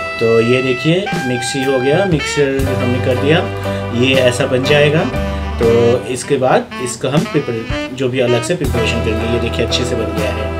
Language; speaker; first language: Hindi; non-native, local second language; Bangla